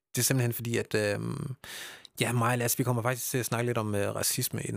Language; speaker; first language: Danish; early bilingual, other home language; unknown